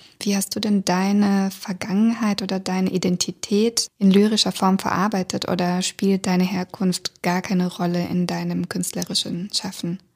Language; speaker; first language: German; early bilingual, other home language; Russian